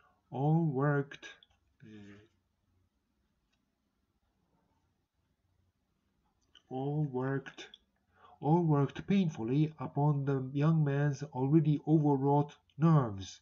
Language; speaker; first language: English; non-native, fluent; Japanese